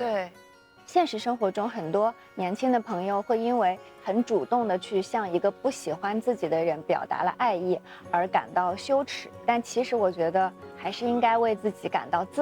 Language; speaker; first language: Chinese; native; Chinese